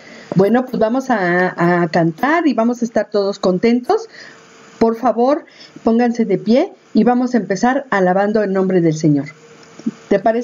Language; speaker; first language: Spanish; native; Spanish